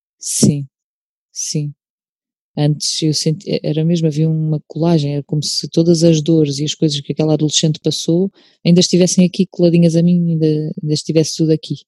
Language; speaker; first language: Portuguese; native; Portuguese